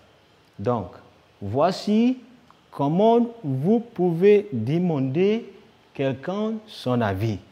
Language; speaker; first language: French; non-native, fluent; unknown